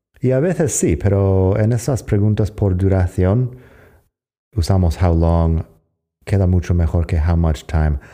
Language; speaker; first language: Spanish; non-native, fluent; English